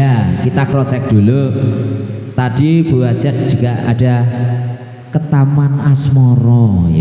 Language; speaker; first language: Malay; non-native, local second language; Javanese